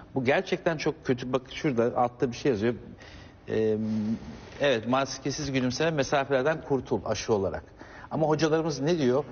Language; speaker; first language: Turkish; native; Turkish